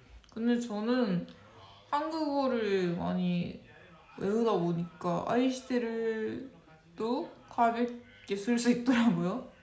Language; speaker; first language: Korean; non-native, local second language; Japanese